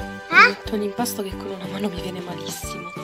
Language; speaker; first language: Italian; native; Italian